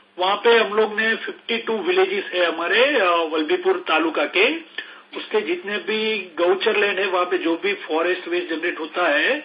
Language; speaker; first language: Hindi; non-native, local second language; Gujarati